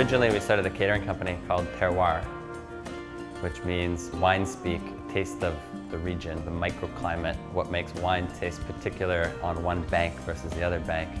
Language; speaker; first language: English; native; English